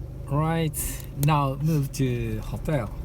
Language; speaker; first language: English; non-native, learner; Japanese